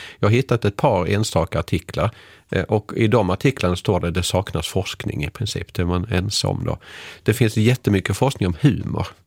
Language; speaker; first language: Swedish; native; Swedish